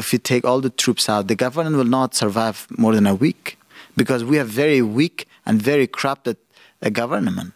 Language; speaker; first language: English; non-native, fluent; Persian